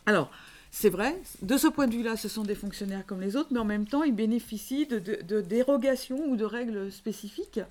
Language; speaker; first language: French; native; French